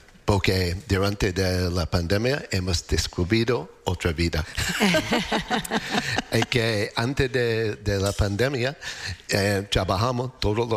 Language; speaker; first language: Spanish; non-native, learner; English